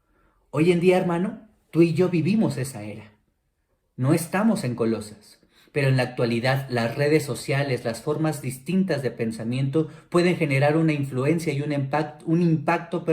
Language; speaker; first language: Spanish; native; Spanish